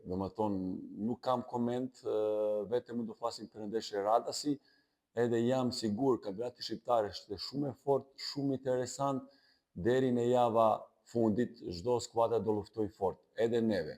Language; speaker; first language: Albanian; non-native, learner; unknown